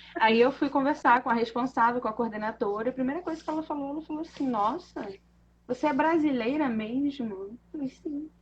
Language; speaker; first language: Portuguese; native; Portuguese